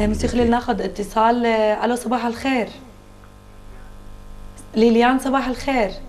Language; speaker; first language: Arabic; native; Arabic